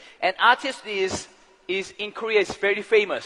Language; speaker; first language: English; non-native, learner; Korean